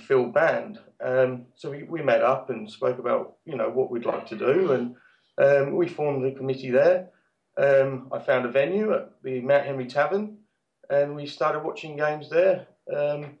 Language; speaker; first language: English; native; English